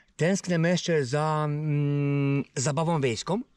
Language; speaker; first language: Polish; early bilingual, heritage; Romanian